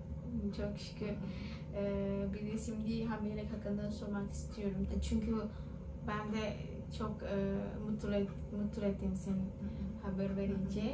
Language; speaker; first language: Turkish; non-native, learner; Indonesian